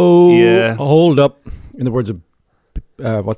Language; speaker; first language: English; native; English